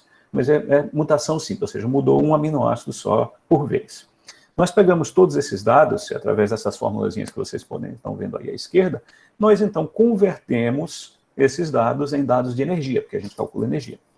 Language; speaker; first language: Portuguese; native; Portuguese